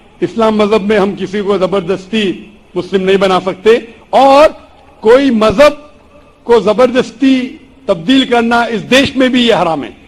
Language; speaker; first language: Urdu; non-native, local second language; Konkani